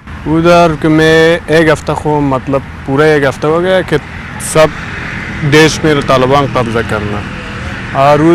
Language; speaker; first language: Hindi; non-native, learner; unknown